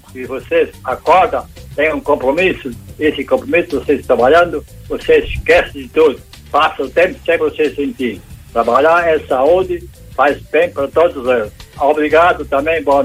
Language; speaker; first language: Portuguese; non-native, local second language; German